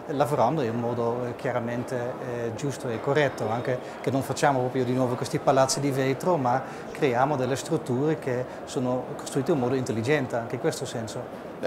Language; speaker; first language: Italian; non-native, fluent; Dutch